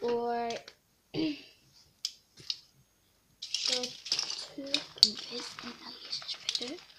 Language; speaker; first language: Icelandic; non-native, local second language; Portuguese